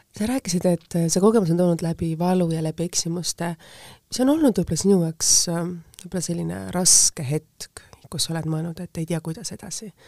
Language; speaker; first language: Estonian; native; Estonian